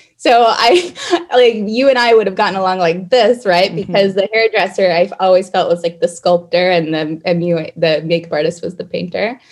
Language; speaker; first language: English; native; English